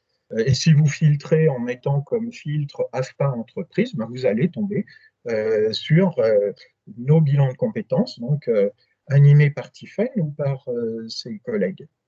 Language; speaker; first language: French; native; French